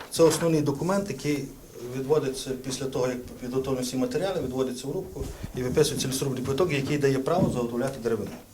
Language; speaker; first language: Ukrainian; native; Ukrainian